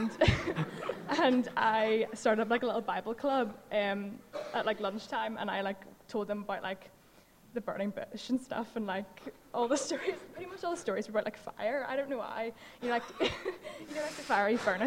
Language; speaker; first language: English; native; English